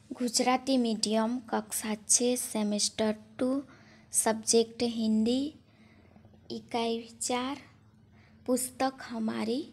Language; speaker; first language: Hindi; non-native, local second language; Gujarati